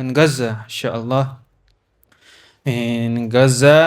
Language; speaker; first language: Arabic; non-native, learner; Indonesian